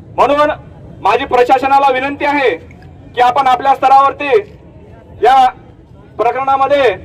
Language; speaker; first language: Marathi; non-native, local second language; Lambadi